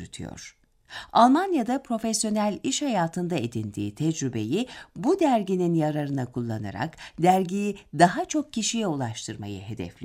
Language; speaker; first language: Turkish; native; Turkish